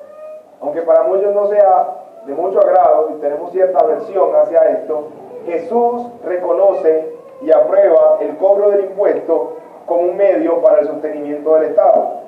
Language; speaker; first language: Spanish; native; Spanish